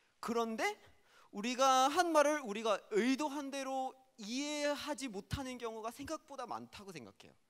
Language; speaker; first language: Korean; non-native, fluent; English